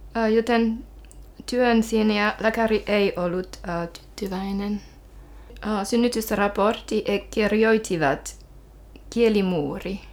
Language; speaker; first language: Finnish; non-native, learner; French